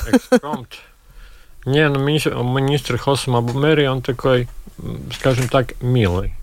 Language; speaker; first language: Russian; non-native, local second language; Latvian